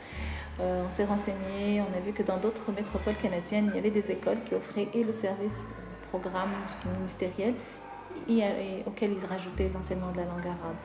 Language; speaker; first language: French; non-native, local second language; Arabic